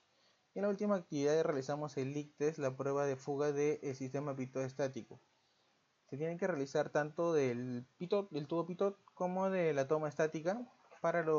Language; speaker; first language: Spanish; native; Spanish